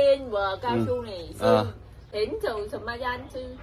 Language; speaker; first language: Chinese; non-native, learner; Vietnamese